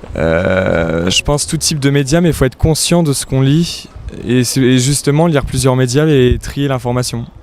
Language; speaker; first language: French; native; French